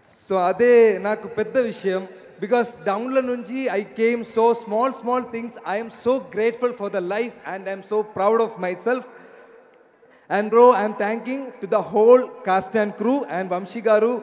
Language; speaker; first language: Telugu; non-native, learner; Malayalam